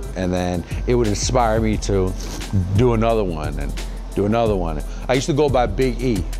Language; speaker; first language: English; native; English